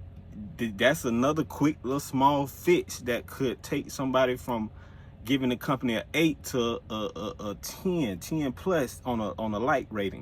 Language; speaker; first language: English; native; English